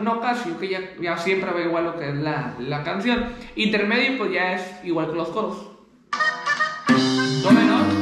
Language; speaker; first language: Spanish; native; Spanish